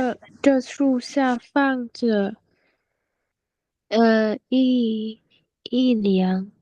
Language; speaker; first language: Chinese; non-native, learner; Vietnamese